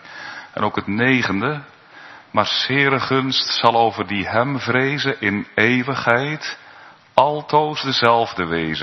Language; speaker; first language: Dutch; native; Dutch